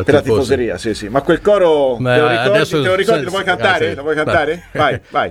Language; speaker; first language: Italian; native; Italian